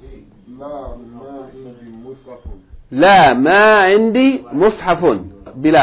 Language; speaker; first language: Arabic; non-native, fluent; English